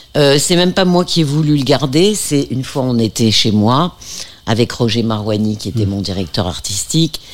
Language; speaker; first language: French; early bilingual, heritage; French